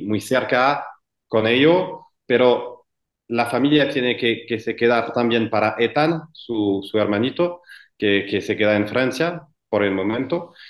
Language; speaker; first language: Spanish; non-native, fluent; French